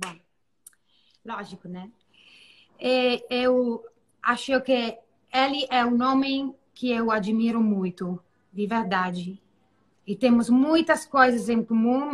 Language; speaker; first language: Portuguese; non-native, learner; Italian